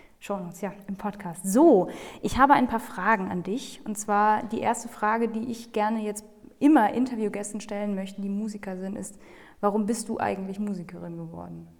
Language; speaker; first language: German; native; German